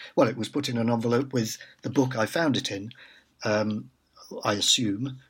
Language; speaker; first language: English; native; English